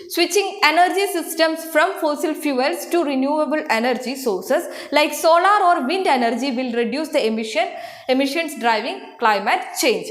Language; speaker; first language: English; non-native, local second language; Malayalam